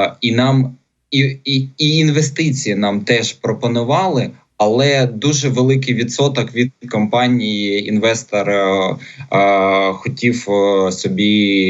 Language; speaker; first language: Ukrainian; non-native, local second language; Russian